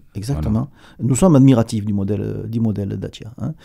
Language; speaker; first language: French; native; French